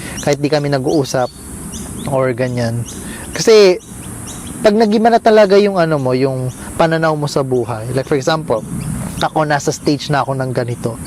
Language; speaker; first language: Filipino; non-native, local second language; Pampanga